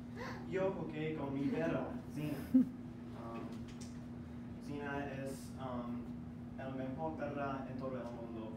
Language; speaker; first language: Spanish; non-native, learner; English